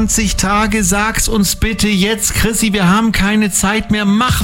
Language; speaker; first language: German; native; German